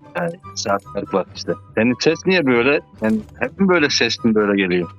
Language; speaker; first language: Turkish; early bilingual, heritage; Turkish